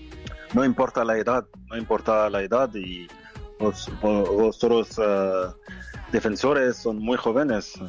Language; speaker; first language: Spanish; non-native, fluent; French